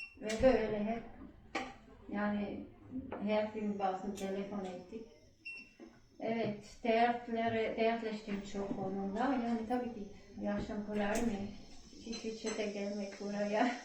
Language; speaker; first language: Turkish; non-native, learner; German